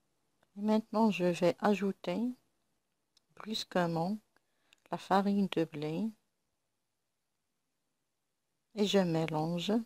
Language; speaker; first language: French; non-native, local second language; Arabic